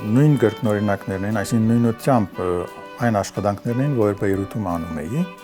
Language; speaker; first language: Armenian; early bilingual, heritage; Armenian